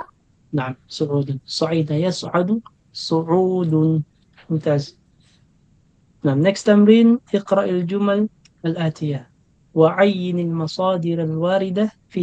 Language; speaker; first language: Arabic; non-native, fluent; Filipino